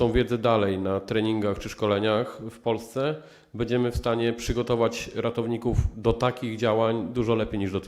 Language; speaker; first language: Polish; native; Polish